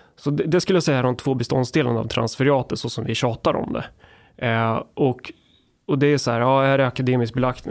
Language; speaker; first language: Swedish; native; Swedish